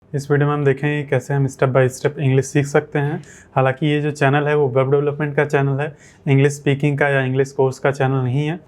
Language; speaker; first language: Hindi; native; Hindi